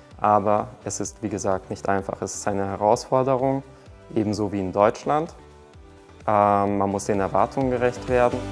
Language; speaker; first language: German; early bilingual, other home language; Hungarian